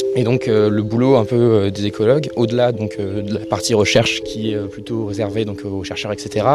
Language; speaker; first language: French; native; French